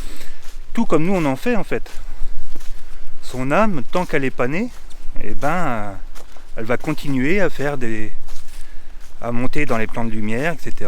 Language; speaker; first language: French; native; French